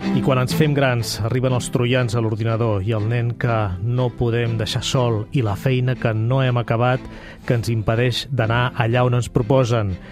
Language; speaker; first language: Catalan; native; Catalan